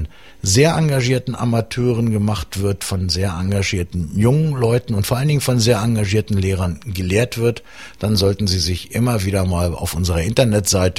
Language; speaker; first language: German; native; German